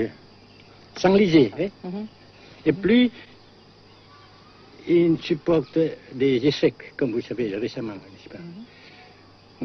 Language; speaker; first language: French; non-native, fluent; Vietnamese